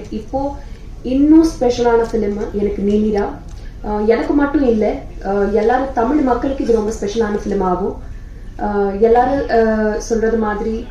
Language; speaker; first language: Tamil; non-native, learner; Telugu